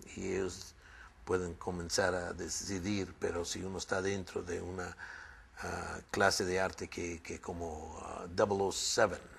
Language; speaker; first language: Spanish; early bilingual, other home language; English